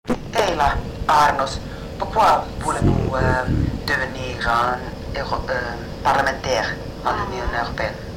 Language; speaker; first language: French; non-native, learner; Finnish